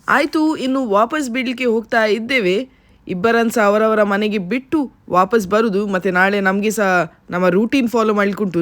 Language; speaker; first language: Kannada; native; Kannada